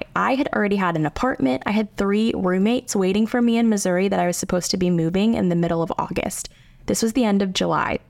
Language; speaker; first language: English; native; English